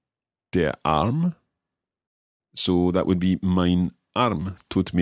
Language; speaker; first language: German; non-native, learner; English